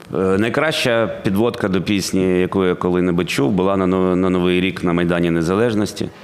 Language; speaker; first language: Ukrainian; native; Ukrainian